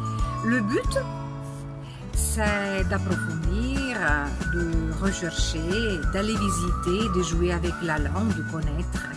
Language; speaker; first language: French; non-native, fluent; Italian